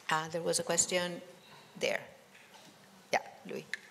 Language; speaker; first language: English; non-native, fluent; Italian